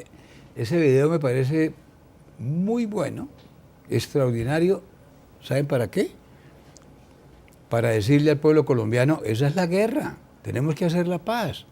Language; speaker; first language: Spanish; native; Spanish